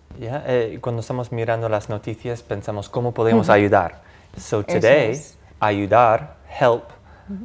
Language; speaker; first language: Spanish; non-native, fluent; English